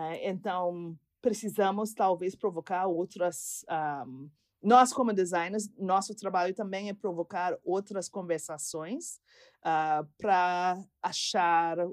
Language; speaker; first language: Portuguese; non-native, fluent; English